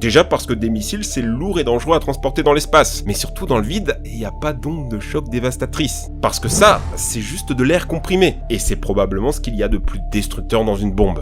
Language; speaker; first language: French; native; French